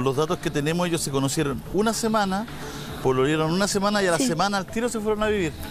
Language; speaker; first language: Spanish; native; Spanish